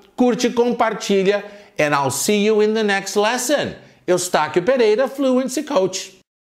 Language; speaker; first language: English; non-native, fluent; Portuguese